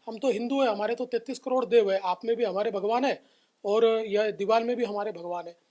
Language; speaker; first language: Hindi; non-native, local second language; Marathi